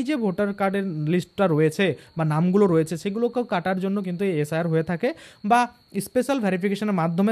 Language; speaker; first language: Bangla; native; Bangla